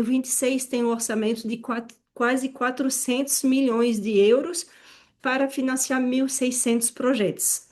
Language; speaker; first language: Portuguese; non-native, fluent; French